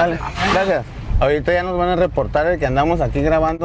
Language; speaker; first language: Spanish; native; Spanish